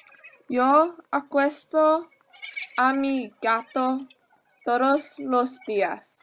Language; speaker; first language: Spanish; non-native, learner; English